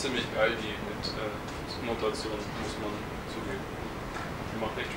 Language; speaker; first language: German; native; German